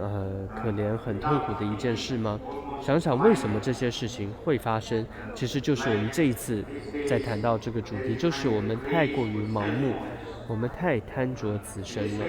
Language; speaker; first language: Chinese; native; Chinese